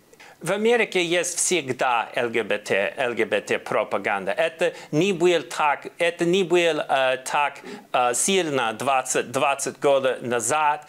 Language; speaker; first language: Russian; non-native, learner; English